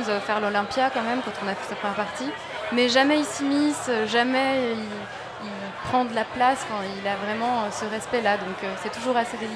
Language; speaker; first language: French; native; French